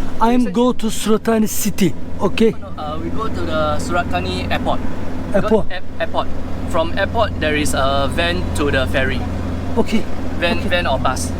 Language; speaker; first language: English; non-native, learner; Turkish